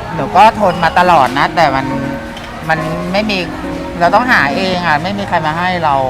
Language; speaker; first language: Thai; native; Thai